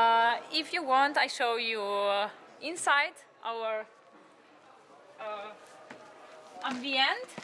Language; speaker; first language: English; non-native, learner; Slovenian